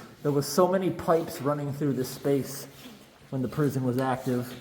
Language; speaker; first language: English; native; English